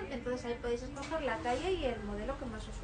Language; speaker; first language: Spanish; native; Spanish